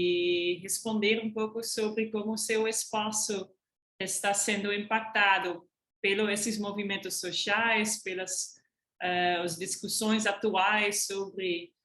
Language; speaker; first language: Portuguese; non-native, fluent; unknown